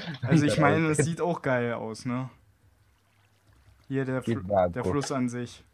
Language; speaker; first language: German; native; German